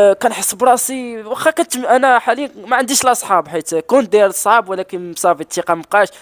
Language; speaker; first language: Arabic; non-native, local second language; Spanish